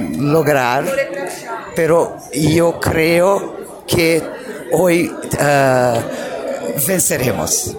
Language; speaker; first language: Portuguese; non-native, learner; Italian